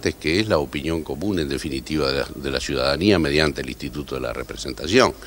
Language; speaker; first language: Spanish; native; Spanish